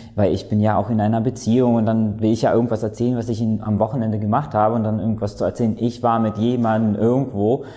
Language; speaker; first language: German; non-native, fluent; Latvian